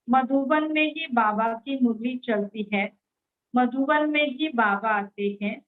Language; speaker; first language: Hindi; non-native, local second language; Marathi